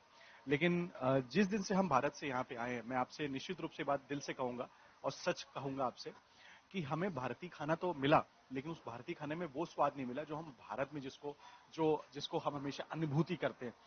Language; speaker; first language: Hindi; native; Hindi